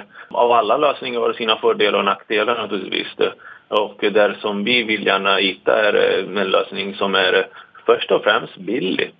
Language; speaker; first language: Swedish; non-native, fluent; Italian